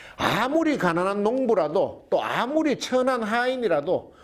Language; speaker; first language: Korean; native; Korean